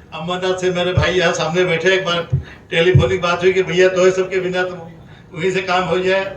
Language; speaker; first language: Hindi; native; Hindi